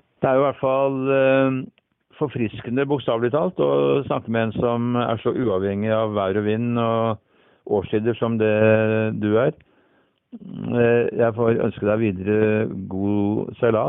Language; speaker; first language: Norwegian; native; Norwegian